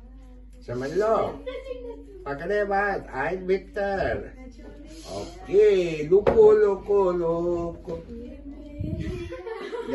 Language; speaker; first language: Dutch; non-native, local second language; Caribbean Hindustani